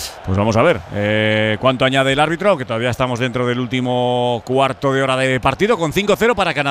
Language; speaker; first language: Spanish; native; Spanish